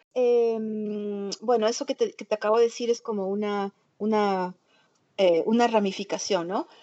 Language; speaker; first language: Spanish; native; Spanish